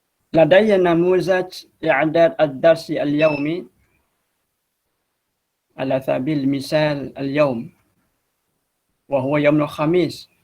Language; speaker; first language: Arabic; non-native, fluent; Malay